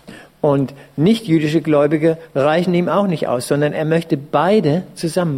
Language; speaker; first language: German; native; German